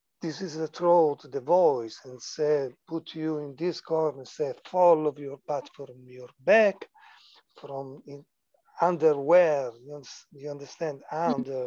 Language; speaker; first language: English; non-native, learner; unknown